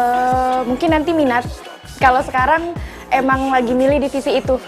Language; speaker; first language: Indonesian; native; Indonesian